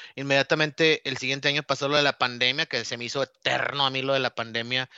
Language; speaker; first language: Spanish; native; Spanish